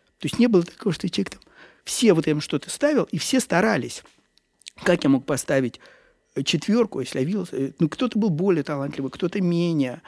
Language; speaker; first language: Russian; native; Russian